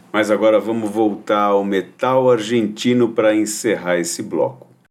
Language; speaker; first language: Portuguese; native; Portuguese